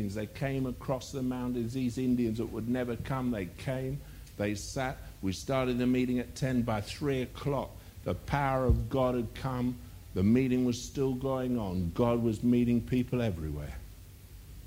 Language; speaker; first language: English; native; English